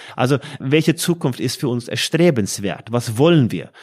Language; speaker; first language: German; non-native, fluent; Norwegian